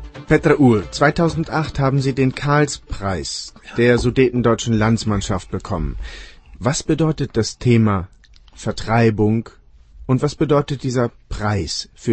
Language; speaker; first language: German; native; German